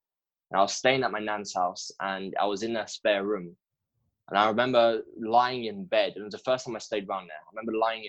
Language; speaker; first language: English; native; English